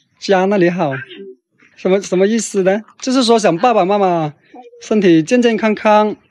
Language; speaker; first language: Chinese; native; Chinese